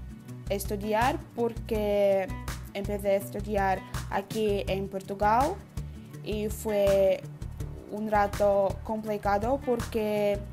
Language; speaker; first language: Spanish; non-native, learner; Udmurt